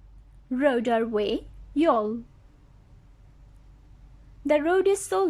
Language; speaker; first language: English; non-native, fluent; Bangla